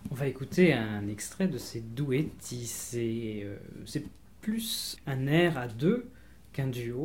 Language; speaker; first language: French; native; French